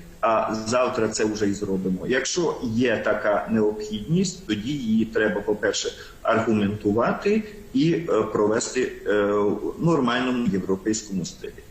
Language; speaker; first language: Ukrainian; non-native, local second language; Hungarian